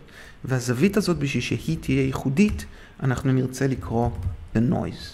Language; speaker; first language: Hebrew; native; Hebrew